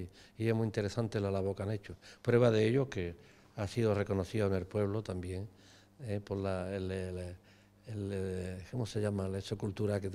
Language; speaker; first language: Spanish; native; Spanish